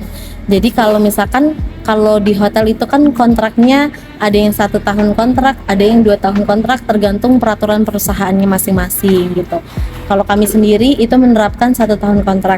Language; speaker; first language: Indonesian; native; Indonesian